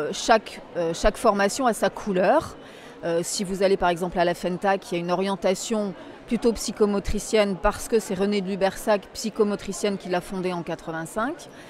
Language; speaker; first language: French; native; French